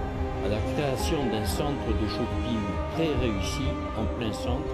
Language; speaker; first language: French; native; French